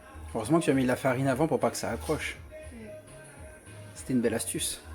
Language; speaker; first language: French; native; French